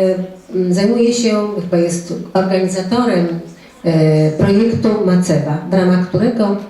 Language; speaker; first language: Polish; native; Polish